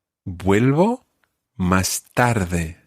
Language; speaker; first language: Spanish; non-native, fluent; English